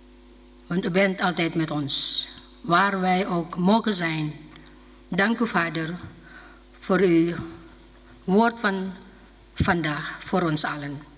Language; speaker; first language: Dutch; non-native, fluent; Indonesian